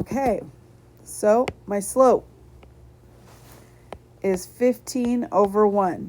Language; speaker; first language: English; native; English